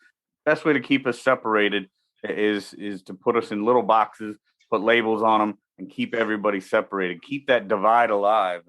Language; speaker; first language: English; native; English